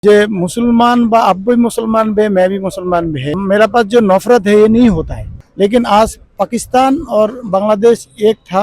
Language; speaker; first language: Hindi; non-native, learner; Bangla